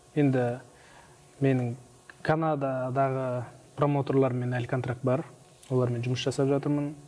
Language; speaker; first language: Kazakh; non-native, local second language; Uzbek